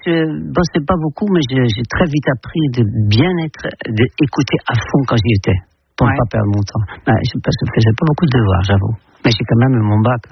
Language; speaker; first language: French; non-native, fluent; Dutch